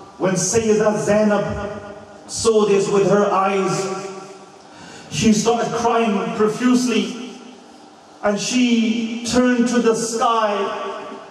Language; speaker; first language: English; native; English